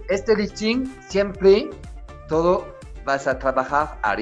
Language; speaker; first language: Spanish; non-native, learner; French